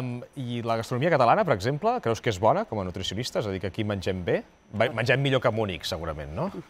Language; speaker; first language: Catalan; native; Catalan